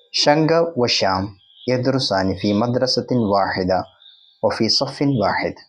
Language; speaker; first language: Arabic; non-native, fluent; Malayalam